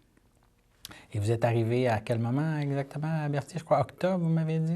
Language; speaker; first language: French; native; French